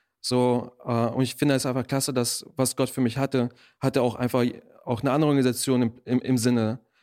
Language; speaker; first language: German; early bilingual, other home language; Russian